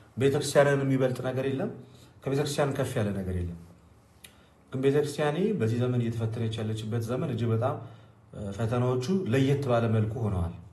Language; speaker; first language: Amharic; non-native, local second language; Oromo